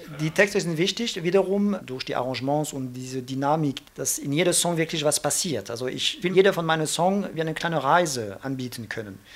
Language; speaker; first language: German; non-native, fluent; French